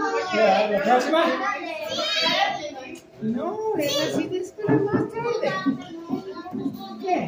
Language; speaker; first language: Spanish; non-native, learner; English